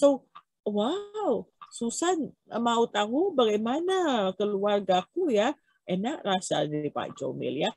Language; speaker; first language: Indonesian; non-native, learner; Filipino